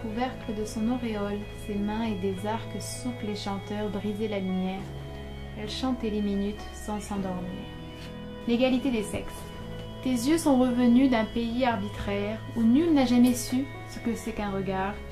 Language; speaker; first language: French; native; French